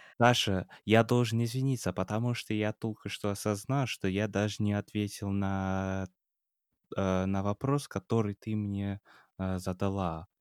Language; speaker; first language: Russian; non-native, fluent; English